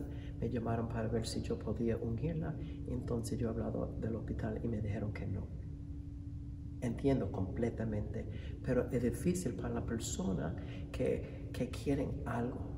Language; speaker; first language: Spanish; non-native, fluent; English